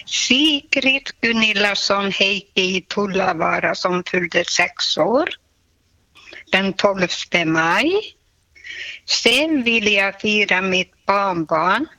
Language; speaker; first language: Swedish; non-native, local second language; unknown